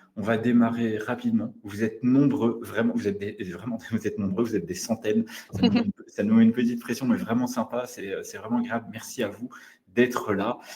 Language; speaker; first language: French; native; French